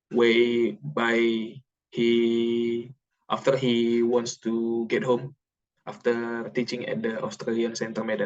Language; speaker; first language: English; non-native, learner; Indonesian